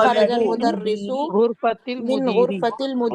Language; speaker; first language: Arabic; non-native, learner; Urdu